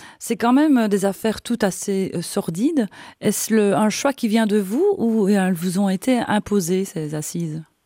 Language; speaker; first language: French; native; French